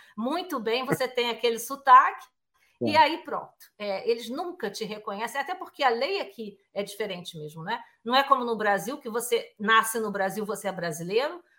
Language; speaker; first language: Portuguese; native; Portuguese